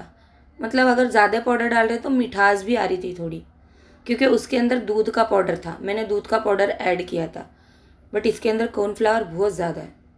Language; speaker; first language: Hindi; native; Hindi